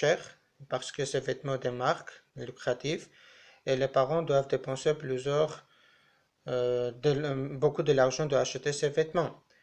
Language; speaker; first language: French; non-native, learner; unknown